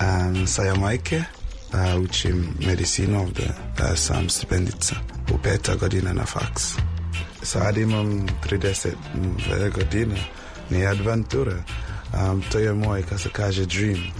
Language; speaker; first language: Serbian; non-native, learner; English